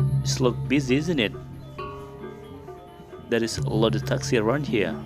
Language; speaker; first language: English; non-native, learner; Indonesian